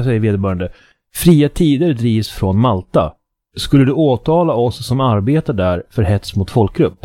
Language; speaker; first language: Swedish; native; Swedish